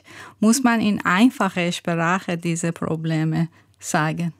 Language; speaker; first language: German; non-native, learner; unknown